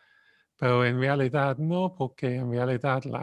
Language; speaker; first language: Spanish; non-native, fluent; English